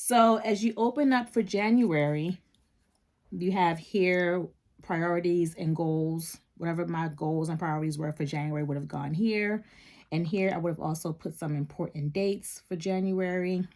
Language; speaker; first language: English; native; English